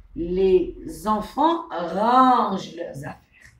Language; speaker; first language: French; non-native, local second language; Arabic